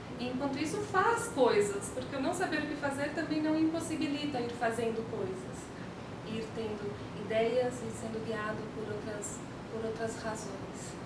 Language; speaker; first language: Portuguese; early bilingual, other home language; Spanish